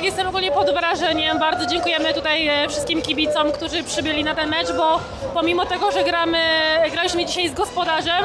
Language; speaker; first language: Polish; native; Polish